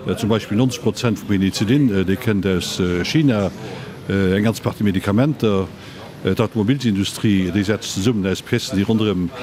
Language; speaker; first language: Luxembourgish; native; Luxembourgish